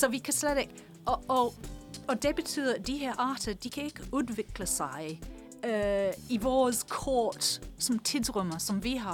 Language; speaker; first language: Danish; non-native, fluent; English